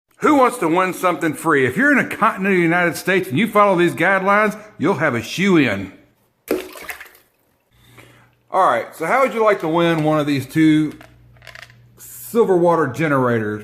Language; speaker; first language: English; native; English